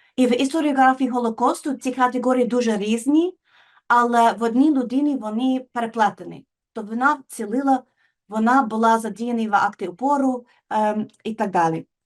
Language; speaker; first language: Ukrainian; non-native, fluent; English